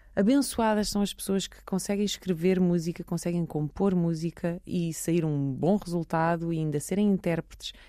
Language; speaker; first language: Portuguese; early bilingual, heritage; Portuguese